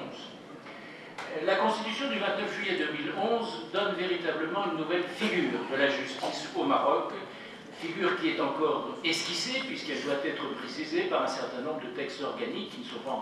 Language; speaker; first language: French; native; French